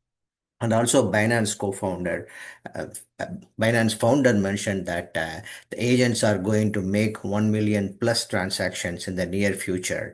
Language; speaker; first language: English; non-native, local second language; Tamil